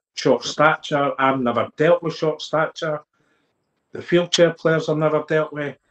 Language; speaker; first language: English; native; English